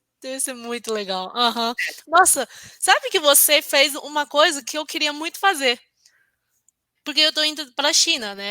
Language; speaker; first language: Portuguese; non-native, fluent; Chinese